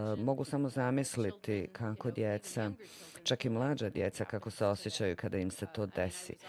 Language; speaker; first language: Bosnian; non-native, fluent; English